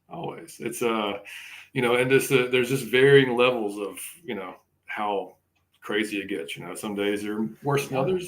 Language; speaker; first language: English; native; English